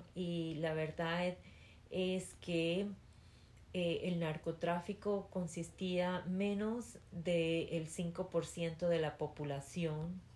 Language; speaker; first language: Spanish; early bilingual, heritage; Spanish